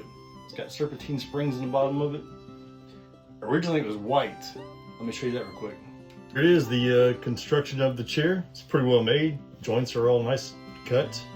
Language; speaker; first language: English; native; English